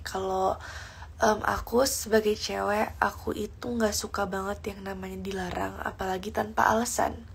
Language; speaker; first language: Indonesian; early bilingual, heritage; Indonesian